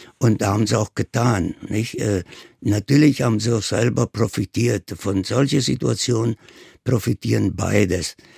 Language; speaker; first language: German; non-native, fluent; Italian